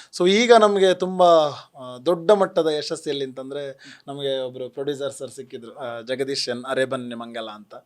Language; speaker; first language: Kannada; non-native, local second language; Tulu